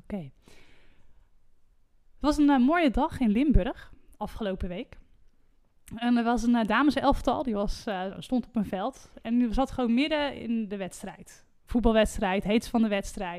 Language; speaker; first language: Dutch; native; Dutch